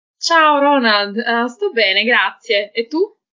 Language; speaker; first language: Italian; native; Italian